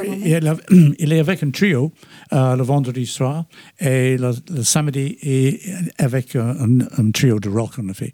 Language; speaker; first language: French; non-native, fluent; English